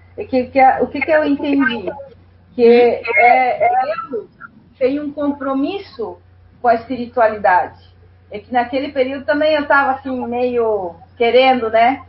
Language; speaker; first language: Portuguese; non-native, fluent; Spanish